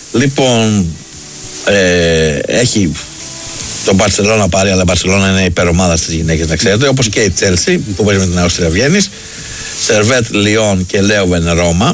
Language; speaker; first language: Greek; native; Greek